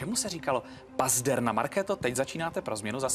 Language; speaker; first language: Czech; native; Czech